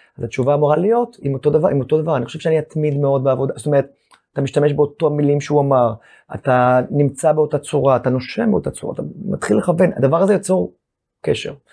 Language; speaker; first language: Hebrew; native; Hebrew